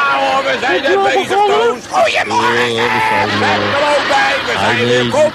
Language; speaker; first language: Dutch; native; Dutch